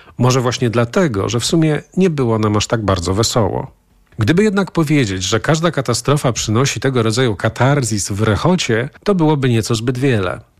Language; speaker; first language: Polish; native; Polish